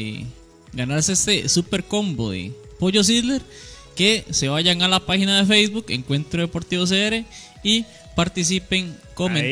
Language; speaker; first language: Spanish; native; Spanish